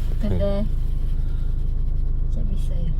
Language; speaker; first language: Korean; non-native, learner; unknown